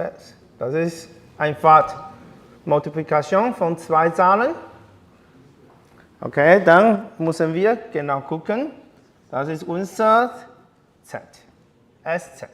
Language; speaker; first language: German; non-native, learner; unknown